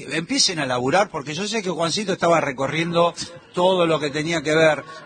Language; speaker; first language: Spanish; native; Spanish